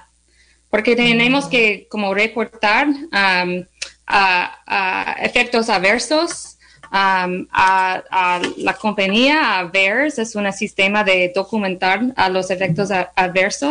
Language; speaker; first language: Spanish; non-native, learner; English